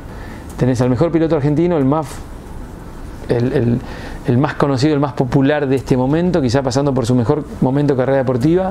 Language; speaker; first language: Spanish; native; Spanish